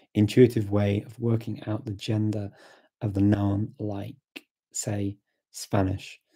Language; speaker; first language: English; native; English